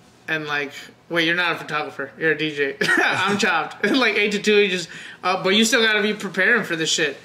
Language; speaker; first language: English; early bilingual, other home language; Spanish